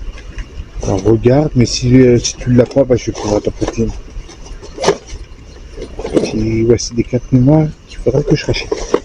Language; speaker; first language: French; native; French